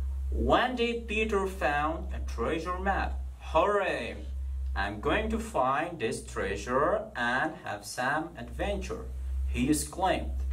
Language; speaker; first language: English; non-native, fluent; Persian